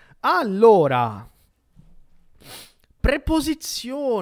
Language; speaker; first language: Italian; non-native, fluent; Portuguese